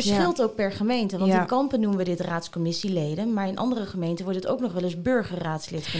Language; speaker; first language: Dutch; native; Dutch